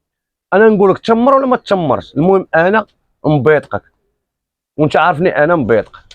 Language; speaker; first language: Arabic; native; Arabic